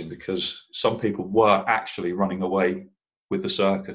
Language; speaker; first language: English; native; English